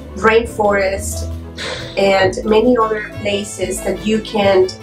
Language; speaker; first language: English; non-native, fluent; Spanish